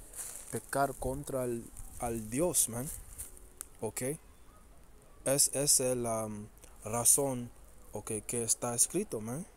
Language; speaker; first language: Spanish; early bilingual, heritage; Spanish